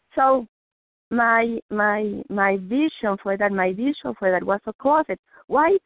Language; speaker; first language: English; non-native, fluent; Spanish